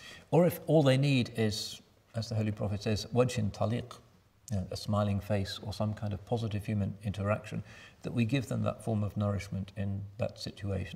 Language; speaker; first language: English; native; English